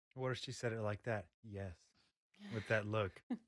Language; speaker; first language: English; native; English